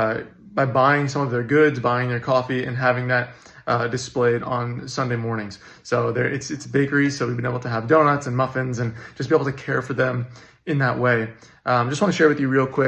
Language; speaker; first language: English; native; English